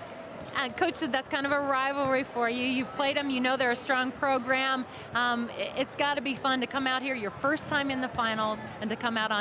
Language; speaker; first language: English; native; English